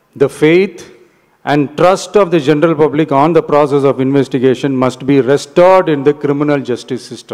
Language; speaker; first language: English; non-native, local second language; Tamil